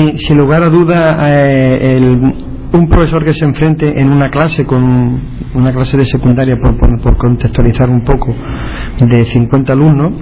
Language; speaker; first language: Spanish; native; Spanish